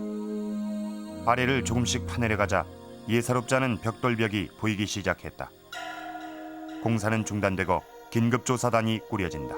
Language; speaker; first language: Korean; native; Korean